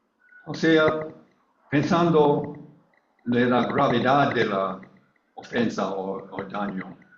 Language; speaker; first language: Spanish; non-native, learner; English